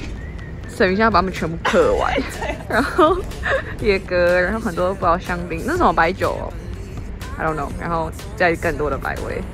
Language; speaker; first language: Chinese; native; Chinese